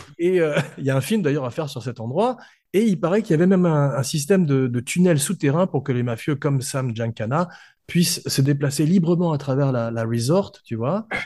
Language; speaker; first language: French; native; French